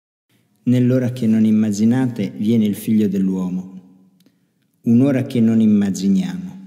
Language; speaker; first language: Italian; native; Italian